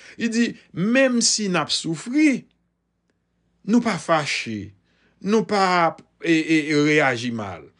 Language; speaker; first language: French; non-native, local second language; Haitian Creole